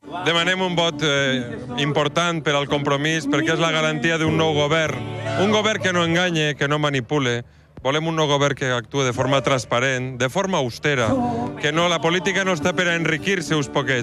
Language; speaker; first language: Catalan; native; Catalan